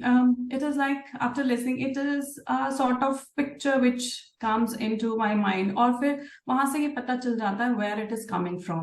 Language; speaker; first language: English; non-native, local second language; Hindi